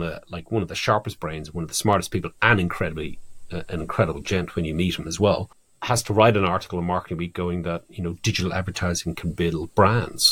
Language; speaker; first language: English; native; English